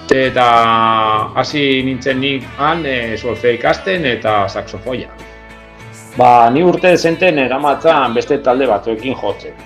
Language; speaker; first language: Basque; non-native, local second language; Spanish